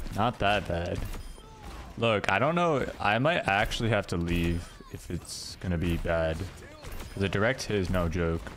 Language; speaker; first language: English; native; English